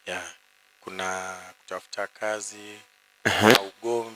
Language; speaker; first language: Swahili; non-native, local second language; Luo (Kenya and Tanzania)